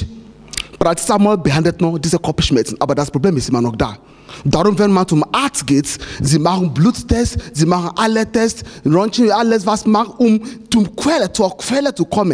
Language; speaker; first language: German; non-native, fluent; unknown